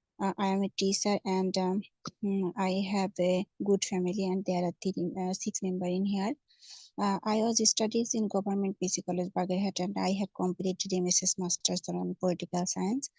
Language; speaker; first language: English; non-native, learner; Bangla